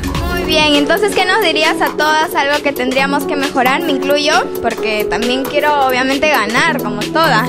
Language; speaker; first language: Spanish; native; Spanish